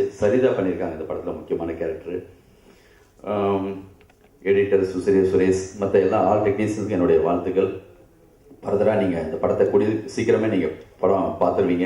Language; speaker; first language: Tamil; native; Tamil